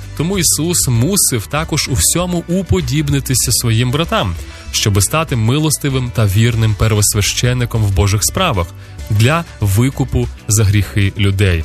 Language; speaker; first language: Ukrainian; native; Ukrainian